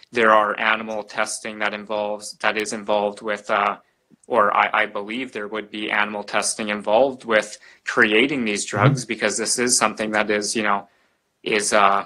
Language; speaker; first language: English; native; English